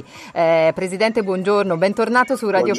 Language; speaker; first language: Italian; native; Italian